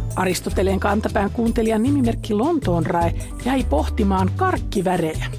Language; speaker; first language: Finnish; native; Finnish